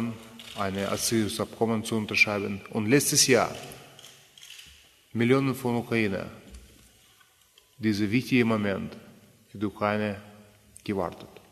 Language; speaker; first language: German; non-native, fluent; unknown